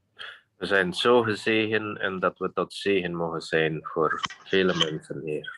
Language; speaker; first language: Dutch; non-native, fluent; Indonesian